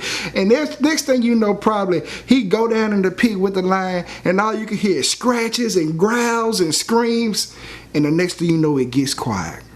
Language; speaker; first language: English; native; English